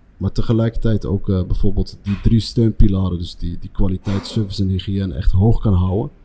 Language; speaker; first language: Dutch; early bilingual, other home language; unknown